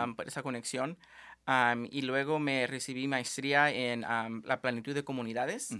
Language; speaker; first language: Spanish; early bilingual, heritage; Spanish